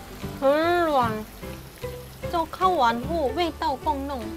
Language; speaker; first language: Chinese; non-native, fluent; Korean